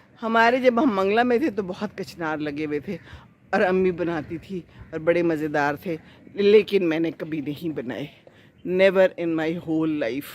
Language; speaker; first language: Urdu; non-native, local second language; Punjabi